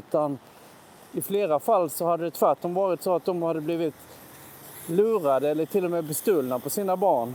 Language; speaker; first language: Swedish; native; Swedish